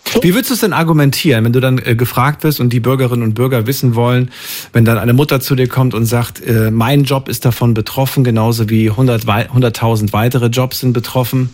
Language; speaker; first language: German; native; German